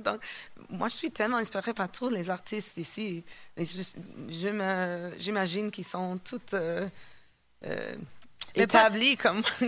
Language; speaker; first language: French; non-native, fluent; English